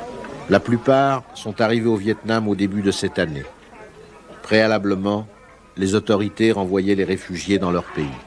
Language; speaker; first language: French; native; French